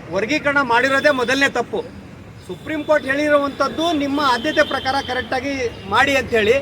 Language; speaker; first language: Kannada; non-native, local second language; Lambadi